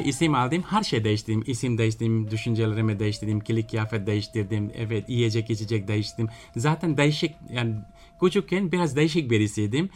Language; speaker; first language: Turkish; non-native, fluent; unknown